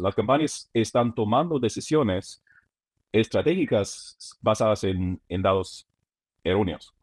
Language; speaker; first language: Spanish; non-native, fluent; English